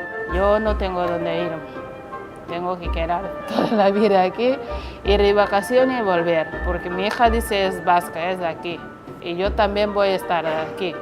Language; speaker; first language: Spanish; non-native, learner; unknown